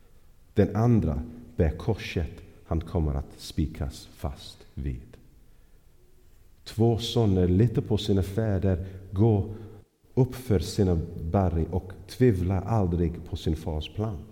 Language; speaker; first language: Swedish; non-native, fluent; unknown